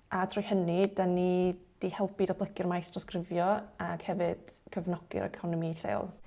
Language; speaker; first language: Welsh; non-native, fluent; English